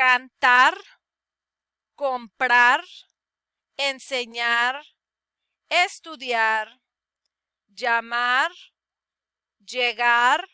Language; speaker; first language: Spanish; non-native, fluent; English